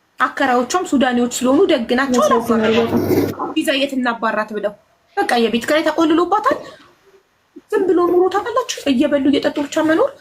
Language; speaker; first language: Amharic; native; Amharic